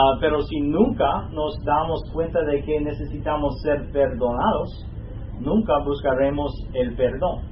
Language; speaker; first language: Spanish; non-native, fluent; English